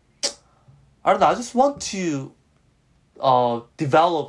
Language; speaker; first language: English; non-native, fluent; Korean